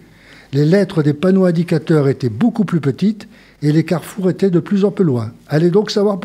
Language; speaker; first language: French; native; French